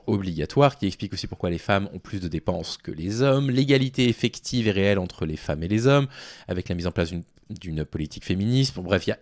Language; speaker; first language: French; native; French